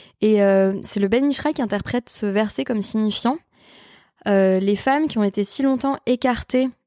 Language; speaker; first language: French; native; French